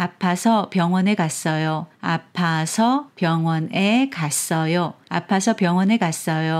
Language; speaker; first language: Korean; non-native, fluent; Chinese